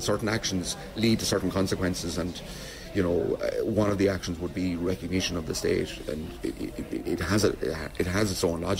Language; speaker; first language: English; native; English